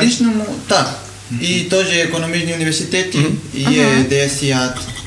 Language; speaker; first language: Ukrainian; non-native, learner; Spanish